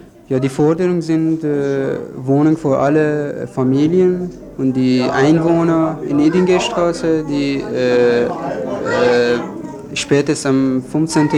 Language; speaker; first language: German; non-native, fluent; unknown